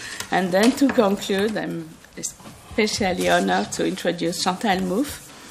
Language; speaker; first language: English; non-native, fluent; French